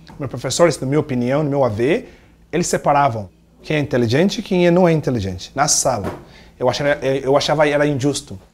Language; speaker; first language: Portuguese; non-native, fluent; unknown